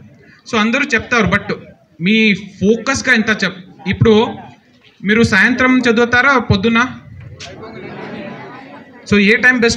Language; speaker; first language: Telugu; non-native, learner; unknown